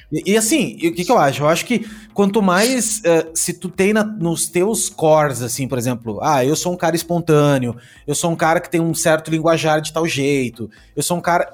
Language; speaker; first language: Portuguese; native; Portuguese